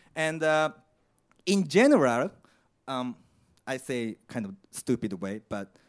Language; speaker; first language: English; non-native, learner; Japanese